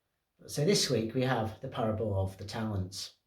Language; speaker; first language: English; native; English